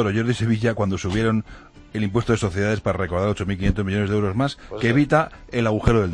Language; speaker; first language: Spanish; native; Spanish